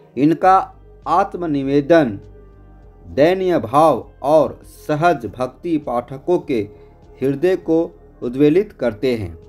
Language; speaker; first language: Hindi; native; Hindi